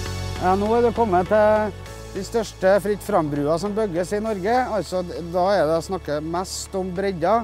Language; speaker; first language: Norwegian; native; Norwegian